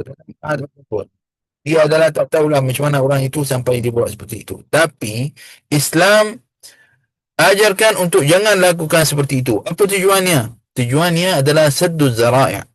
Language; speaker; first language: Malay; non-native, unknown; Arabic